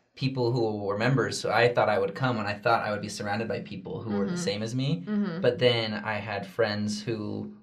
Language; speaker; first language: English; native; English